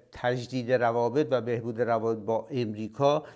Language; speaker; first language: Persian; native; Persian